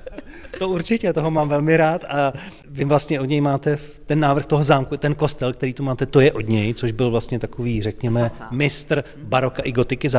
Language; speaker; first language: Czech; native; Czech